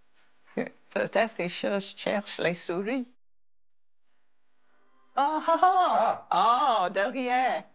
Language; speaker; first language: French; non-native, learner; English